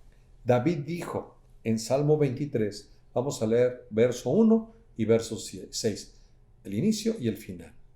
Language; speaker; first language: Spanish; native; Spanish